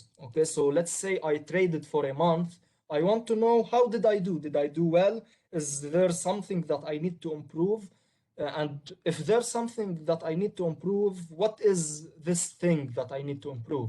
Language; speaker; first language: English; non-native, local second language; Arabic